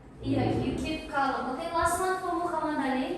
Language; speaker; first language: English; non-native, fluent; Uzbek